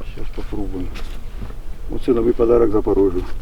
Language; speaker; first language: Ukrainian; native; Ukrainian